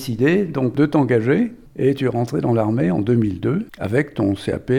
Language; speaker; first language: French; native; French